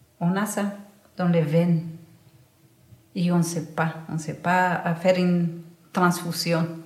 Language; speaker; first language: French; non-native, learner; Spanish